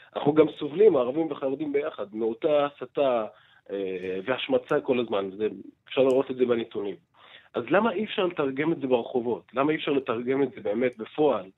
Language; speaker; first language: Hebrew; non-native, local second language; Arabic